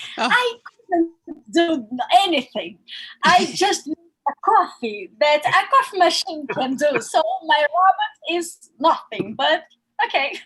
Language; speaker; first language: English; non-native, learner; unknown